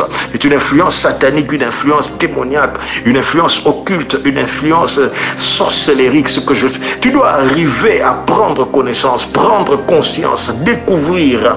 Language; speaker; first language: French; native; French